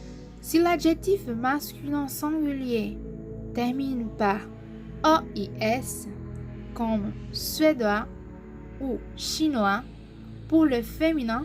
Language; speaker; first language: French; non-native, fluent; Portuguese